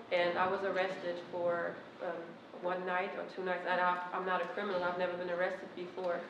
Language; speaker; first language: English; non-native, fluent; Persian